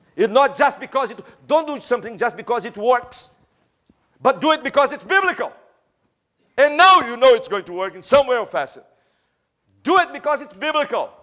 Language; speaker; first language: English; non-native, fluent; Portuguese